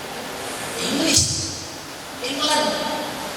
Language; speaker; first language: English; non-native, fluent; Indonesian